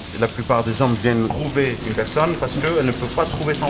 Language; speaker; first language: French; native; French